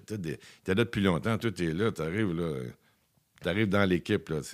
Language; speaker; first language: French; native; French